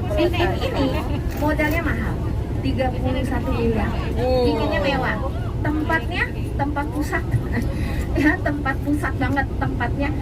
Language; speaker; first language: Indonesian; non-native, fluent; Cantonese